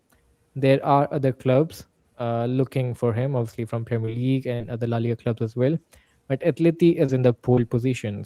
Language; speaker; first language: English; non-native, fluent; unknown